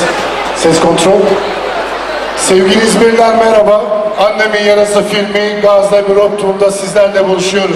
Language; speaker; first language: Turkish; native; Turkish